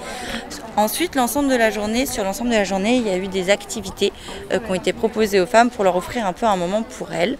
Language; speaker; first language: French; native; French